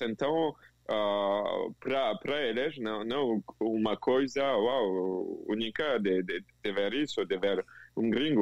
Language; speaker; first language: Portuguese; non-native, fluent; French